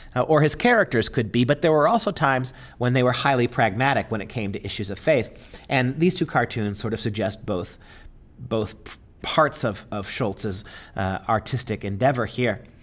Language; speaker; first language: English; native; English